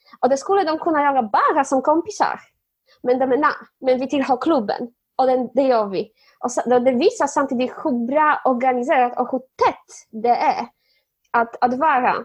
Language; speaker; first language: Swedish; non-native, fluent; Polish